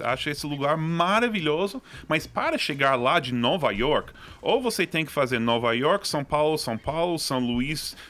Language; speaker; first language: Portuguese; non-native, fluent; English